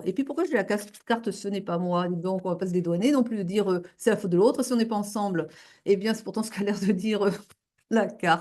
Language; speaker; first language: French; native; French